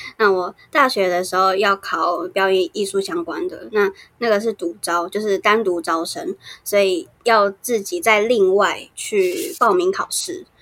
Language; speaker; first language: Chinese; native; Chinese